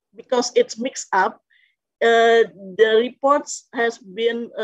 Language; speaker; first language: English; non-native, fluent; Indonesian